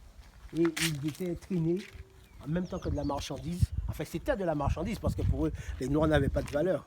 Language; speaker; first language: French; non-native, local second language; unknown